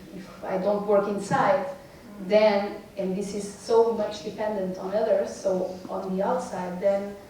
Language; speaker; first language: English; non-native, fluent; Portuguese